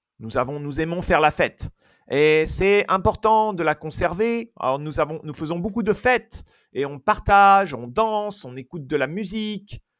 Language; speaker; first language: French; native; French